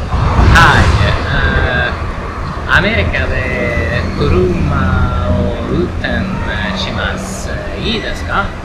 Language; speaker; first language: Japanese; non-native, learner; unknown